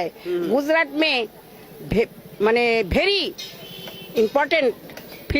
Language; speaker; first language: Hindi; non-native, local second language; Bangla